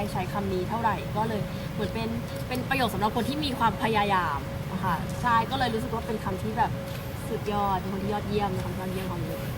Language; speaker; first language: Thai; native; Thai